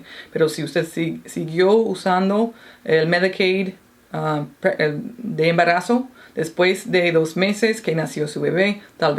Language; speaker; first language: Spanish; non-native, fluent; English